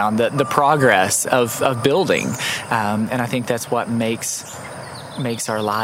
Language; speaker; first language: English; native; English